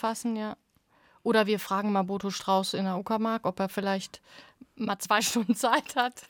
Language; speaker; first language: German; native; German